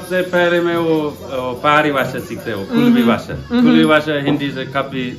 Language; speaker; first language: Hindi; non-native, learner; English